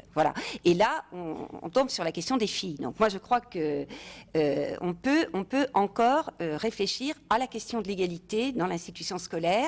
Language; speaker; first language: French; native; French